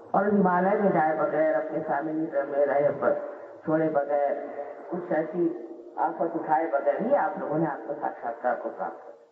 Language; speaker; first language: Hindi; non-native, local second language; Marathi